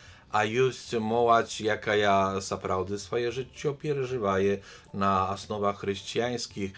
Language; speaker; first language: Polish; non-native, learner; Belarusian